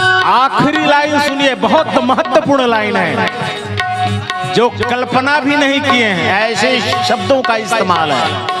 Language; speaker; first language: Hindi; non-native, local second language; Chhattisgarhi